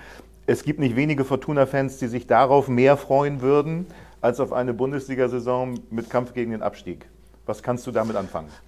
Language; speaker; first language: German; native; German